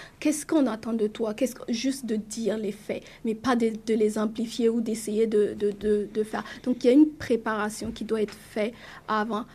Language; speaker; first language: French; non-native, local second language; Mossi